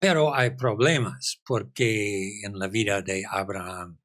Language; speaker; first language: Spanish; non-native, fluent; English